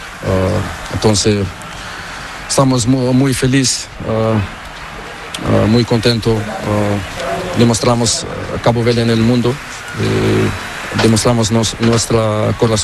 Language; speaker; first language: Spanish; non-native, learner; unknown